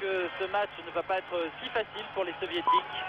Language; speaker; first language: French; native; French